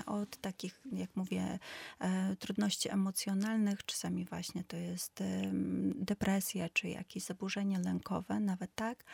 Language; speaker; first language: Polish; non-native, fluent; Ukrainian